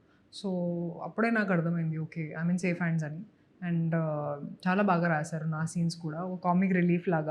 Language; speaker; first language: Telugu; non-native, fluent; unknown